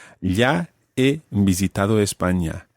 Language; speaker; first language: Spanish; non-native, fluent; English